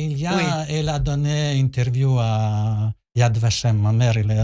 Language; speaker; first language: French; non-native, learner; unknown